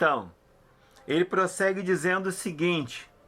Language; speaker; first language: Portuguese; native; Portuguese